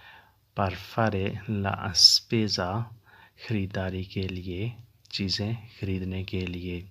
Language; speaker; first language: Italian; non-native, learner; Urdu